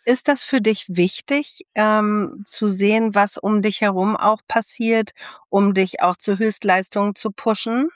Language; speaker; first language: German; native; German